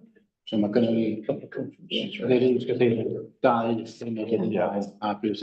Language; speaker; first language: Welsh; native; Welsh